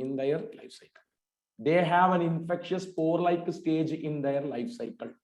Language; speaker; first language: English; non-native, local second language; Malayalam